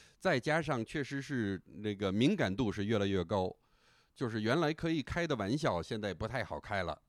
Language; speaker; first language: Chinese; non-native, fluent; English